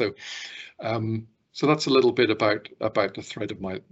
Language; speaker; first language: English; native; English